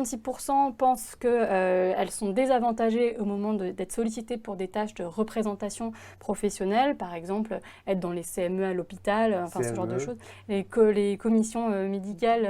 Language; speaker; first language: French; native; French